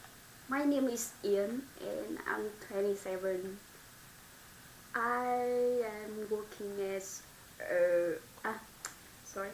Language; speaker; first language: English; non-native, learner; Vietnamese